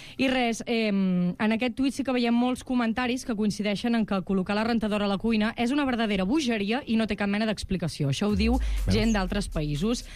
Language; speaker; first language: Catalan; native; Catalan